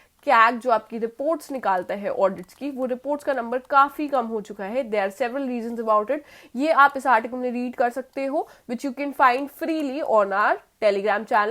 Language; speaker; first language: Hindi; native; Hindi